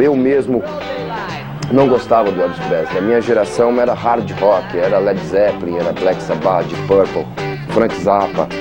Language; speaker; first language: Portuguese; native; Portuguese